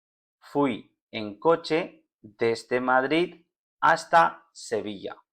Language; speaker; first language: Spanish; non-native, fluent; Urdu